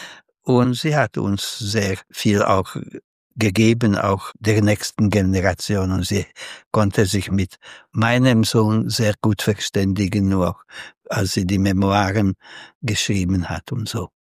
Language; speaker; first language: German; non-native, fluent; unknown